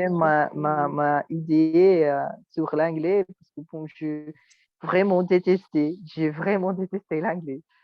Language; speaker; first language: French; non-native, learner; Spanish